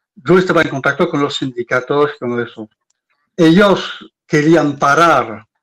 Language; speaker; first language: Spanish; non-native, fluent; Arabic